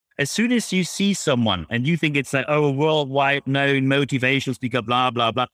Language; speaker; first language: English; non-native, fluent; German